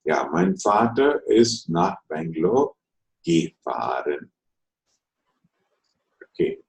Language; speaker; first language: German; non-native, fluent; Telugu